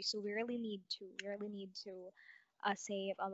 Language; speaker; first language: English; non-native, local second language; Cebuano